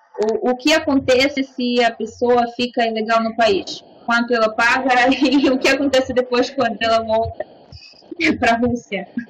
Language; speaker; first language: Portuguese; non-native, fluent; Russian